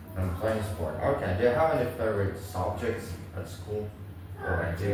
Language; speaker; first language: English; non-native, learner; Vietnamese